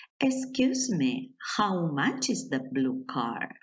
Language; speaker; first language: English; non-native, fluent; Spanish